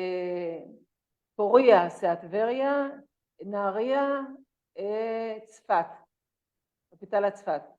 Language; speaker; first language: French; non-native, learner; Hebrew